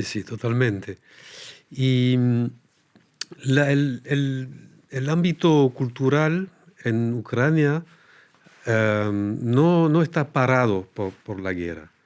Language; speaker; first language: Spanish; non-native, fluent; French